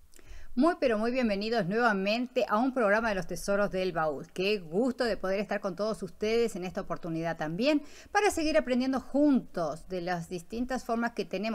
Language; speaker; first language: Spanish; native; Spanish